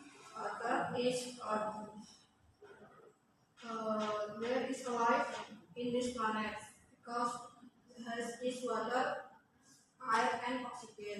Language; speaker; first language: English; non-native, learner; Indonesian